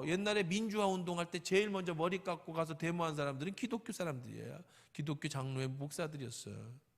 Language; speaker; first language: Korean; native; Korean